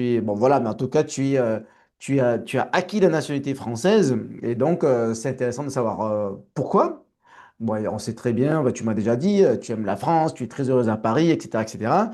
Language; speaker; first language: French; native; French